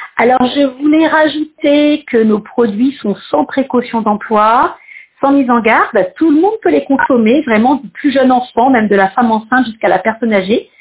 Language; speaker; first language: French; native; French